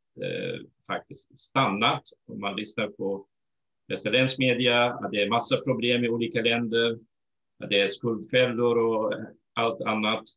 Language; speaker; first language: Swedish; non-native, fluent; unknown